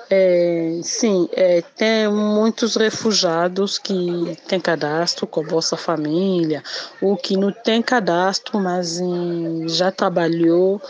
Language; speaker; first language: Portuguese; non-native, fluent; Lingala